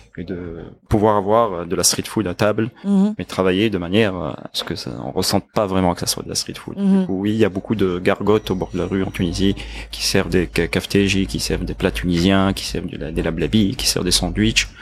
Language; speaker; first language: French; non-native, local second language; Arabic